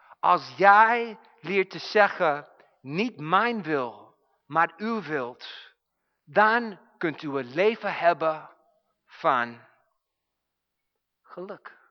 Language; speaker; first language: Dutch; non-native, fluent; English